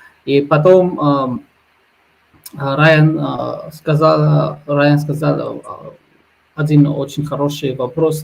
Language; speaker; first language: Russian; non-native, learner; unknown